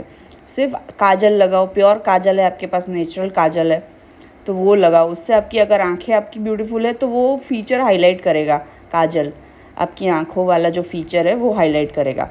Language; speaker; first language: Hindi; native; Hindi